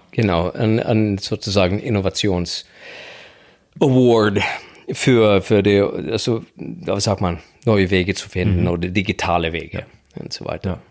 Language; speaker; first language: German; non-native, fluent; Swedish